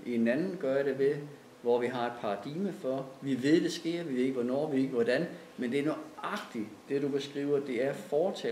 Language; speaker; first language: Danish; native; Danish